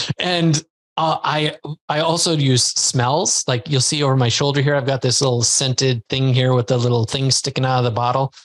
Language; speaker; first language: English; native; English